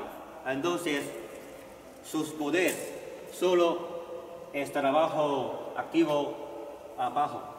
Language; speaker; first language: Spanish; non-native, learner; Chinese